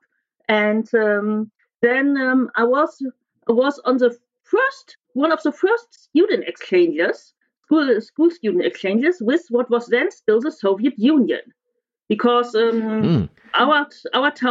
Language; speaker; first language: English; non-native, fluent; German